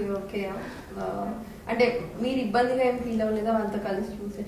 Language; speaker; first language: Telugu; native; Telugu